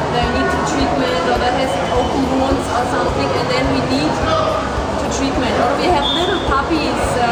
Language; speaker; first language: English; non-native, fluent; German